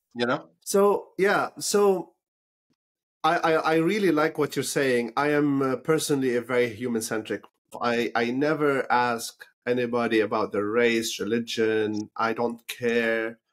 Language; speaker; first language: English; non-native, fluent; Arabic